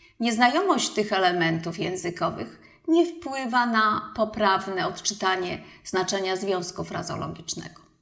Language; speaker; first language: Polish; native; Polish